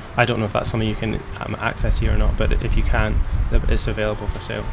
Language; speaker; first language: English; native; English